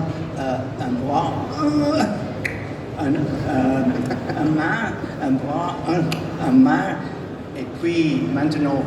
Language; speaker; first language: French; non-native, learner; English